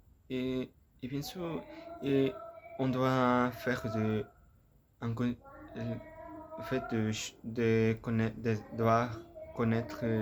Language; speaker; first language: French; non-native, learner; Spanish